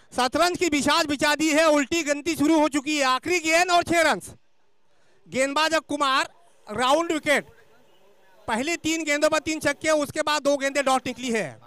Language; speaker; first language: Hindi; non-native, local second language; Marathi